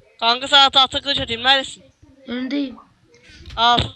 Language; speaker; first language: Turkish; native; Turkish